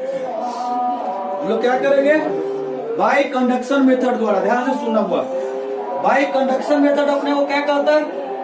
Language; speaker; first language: Hindi; native; Hindi